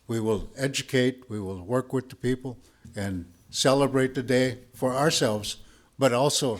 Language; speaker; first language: English; early bilingual, other home language; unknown